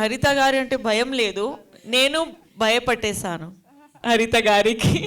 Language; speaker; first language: Telugu; non-native, fluent; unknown